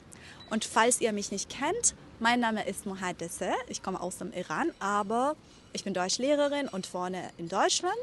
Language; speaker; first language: German; non-native, fluent; Persian